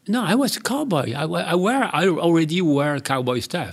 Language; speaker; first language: English; non-native, learner; French